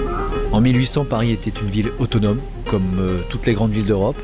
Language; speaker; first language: French; native; French